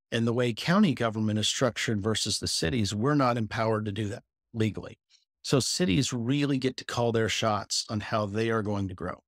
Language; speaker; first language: English; native; English